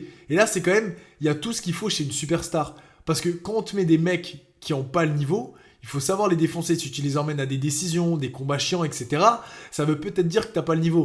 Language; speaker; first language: French; native; French